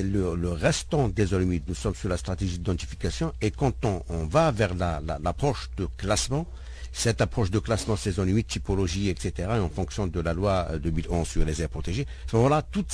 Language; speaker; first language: French; non-native, local second language; Arabic